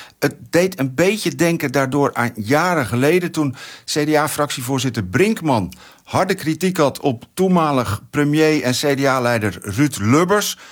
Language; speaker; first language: Dutch; native; Dutch